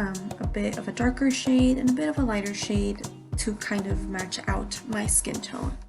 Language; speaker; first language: English; native; English